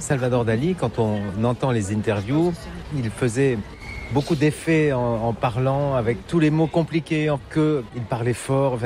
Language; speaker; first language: French; native; French